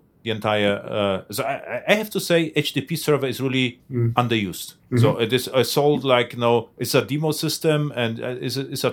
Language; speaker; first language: English; non-native, fluent; German